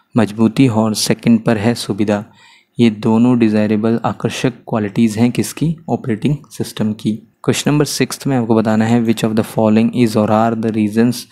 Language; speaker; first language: Hindi; native; Hindi